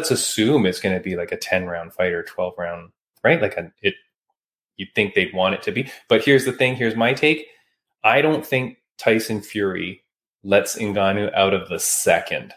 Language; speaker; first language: English; native; English